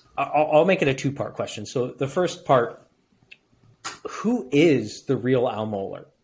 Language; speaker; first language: English; native; English